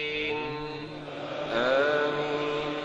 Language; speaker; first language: Arabic; native; Arabic